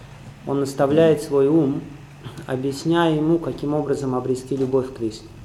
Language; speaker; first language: Russian; native; Russian